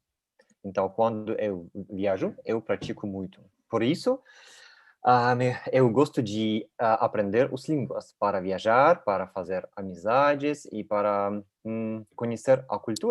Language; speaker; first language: Portuguese; non-native, learner; Russian